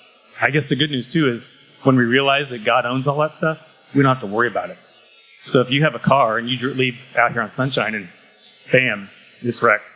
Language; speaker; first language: English; native; English